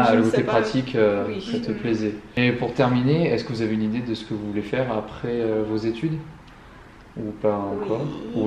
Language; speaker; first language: French; native; French